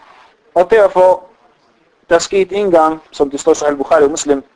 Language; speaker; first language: Danish; non-native, fluent; Arabic